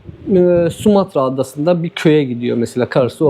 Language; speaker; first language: Turkish; native; Turkish